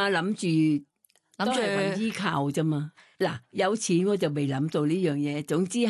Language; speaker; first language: Cantonese; non-native, fluent; Thai